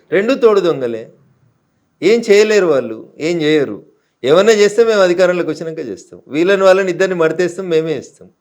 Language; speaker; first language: Telugu; native; Telugu